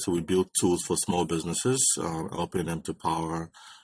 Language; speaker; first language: English; non-native, local second language; Yoruba